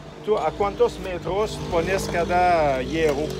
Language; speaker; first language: Spanish; non-native, learner; French